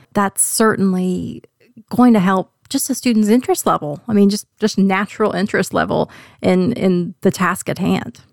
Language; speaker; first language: English; native; English